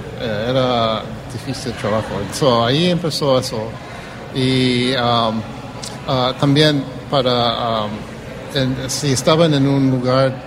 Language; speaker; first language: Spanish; early bilingual, heritage; Spanish